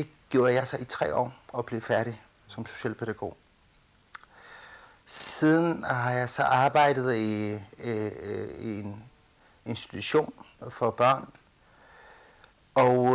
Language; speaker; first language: Danish; early bilingual, other home language; Kurdish